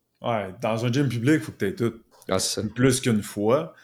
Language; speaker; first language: French; native; French